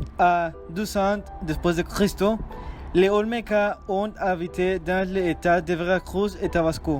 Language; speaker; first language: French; non-native, learner; Spanish